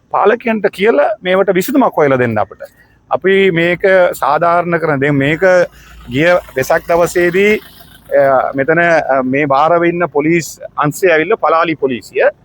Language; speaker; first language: Sinhala; non-native, local second language; Tamil